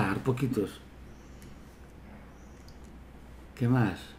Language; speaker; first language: Spanish; native; Spanish